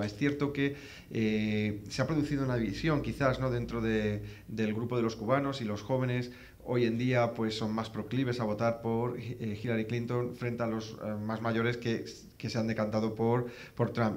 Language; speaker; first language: Spanish; native; Spanish